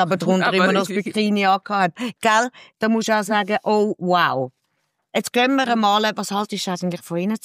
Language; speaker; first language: German; native; German